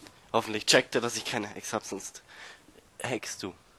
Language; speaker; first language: German; native; German